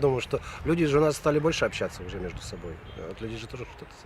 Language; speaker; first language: Russian; native; Russian